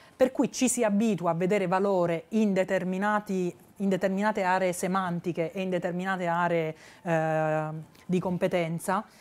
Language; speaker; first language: Italian; native; Italian